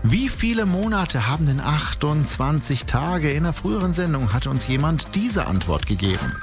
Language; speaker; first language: German; native; German